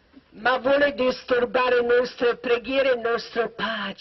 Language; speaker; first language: Italian; non-native, learner; Croatian